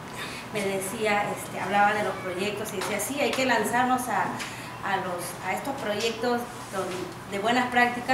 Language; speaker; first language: Spanish; native; Spanish